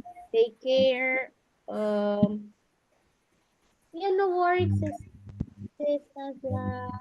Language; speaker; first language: English; non-native, fluent; Indonesian